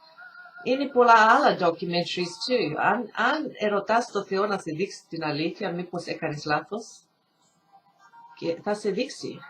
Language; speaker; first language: Greek; early bilingual, heritage; Greek